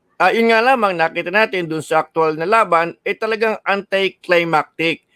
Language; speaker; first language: Filipino; native; Filipino